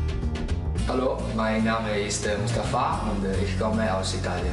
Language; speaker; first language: German; non-native, learner; Italian